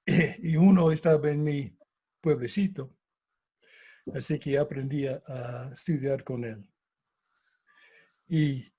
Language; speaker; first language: Spanish; non-native, fluent; English